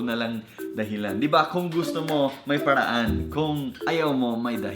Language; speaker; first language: Filipino; non-native, fluent; English